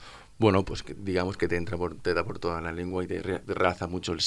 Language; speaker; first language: Spanish; native; Spanish